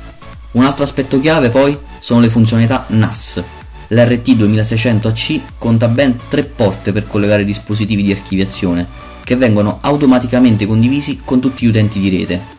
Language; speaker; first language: Italian; native; Italian